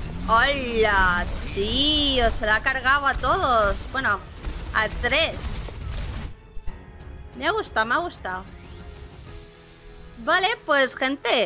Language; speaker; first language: Spanish; native; Spanish